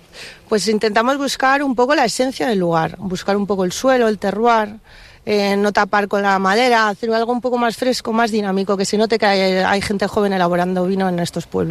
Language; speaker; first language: Spanish; native; Spanish